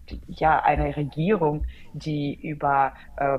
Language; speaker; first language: German; non-native, fluent; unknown